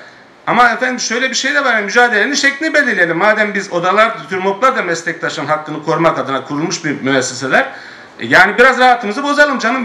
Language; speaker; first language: Turkish; native; Turkish